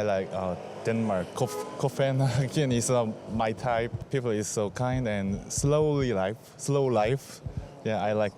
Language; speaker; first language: English; non-native, learner; Korean